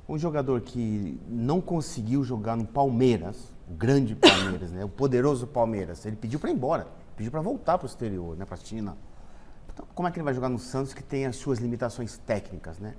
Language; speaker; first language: Portuguese; native; Portuguese